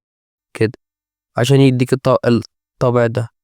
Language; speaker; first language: Arabic; native; Arabic